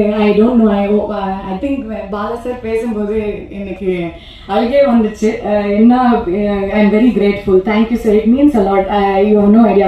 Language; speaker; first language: Tamil; non-native, learner; Kannada